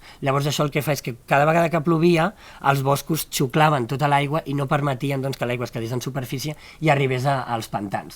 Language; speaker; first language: Catalan; native; Catalan